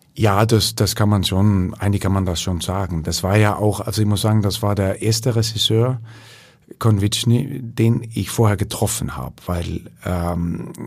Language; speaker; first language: German; non-native, fluent; Danish